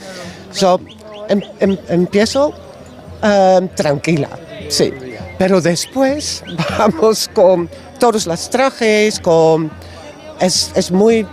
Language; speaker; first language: Spanish; non-native, learner; Dutch